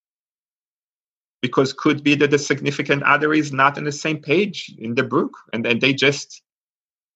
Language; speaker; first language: English; non-native, fluent; Hebrew